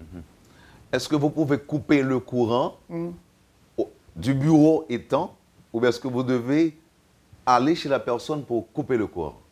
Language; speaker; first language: French; native; French